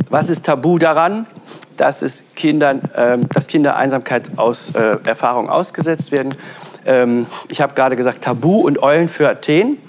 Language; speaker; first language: German; native; German